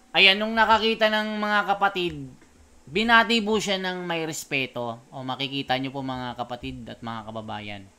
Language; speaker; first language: Filipino; native; Filipino